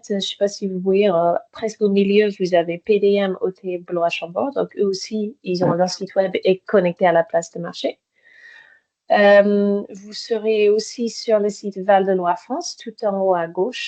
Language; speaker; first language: French; native; French